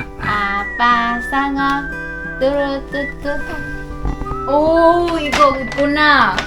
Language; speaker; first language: Korean; non-native, learner; Vietnamese